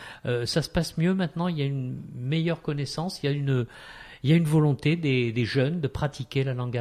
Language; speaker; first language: French; native; French